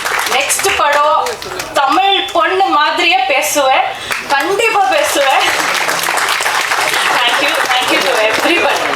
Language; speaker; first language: Tamil; non-native, learner; Kannada